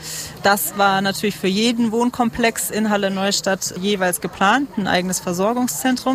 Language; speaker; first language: German; native; German